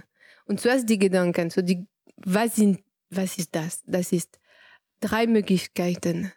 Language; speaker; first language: German; non-native, fluent; French